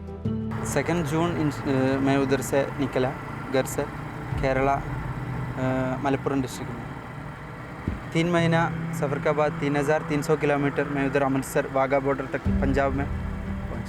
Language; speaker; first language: Hindi; non-native, local second language; Malayalam